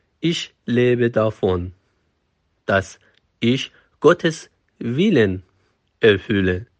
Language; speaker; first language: German; non-native, fluent; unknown